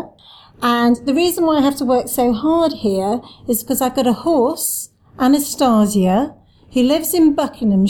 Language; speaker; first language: English; native; English